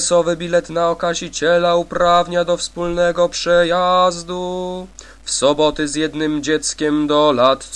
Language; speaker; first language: Polish; native; Polish